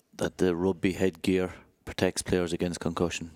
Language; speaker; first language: English; native; English